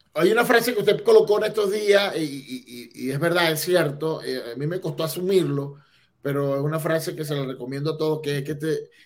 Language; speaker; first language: Spanish; native; Spanish